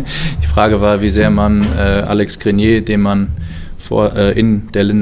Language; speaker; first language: German; native; German